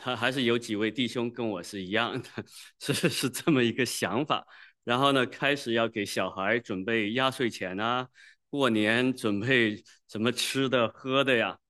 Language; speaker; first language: Chinese; native; Chinese